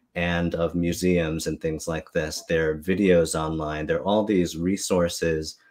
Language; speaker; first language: English; native; English